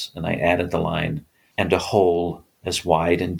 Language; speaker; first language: English; native; English